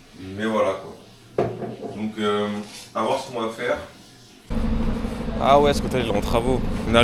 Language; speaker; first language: French; native; French